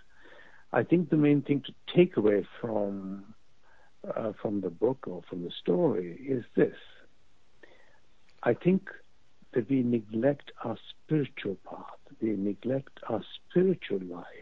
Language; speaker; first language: English; non-native, local second language; Urdu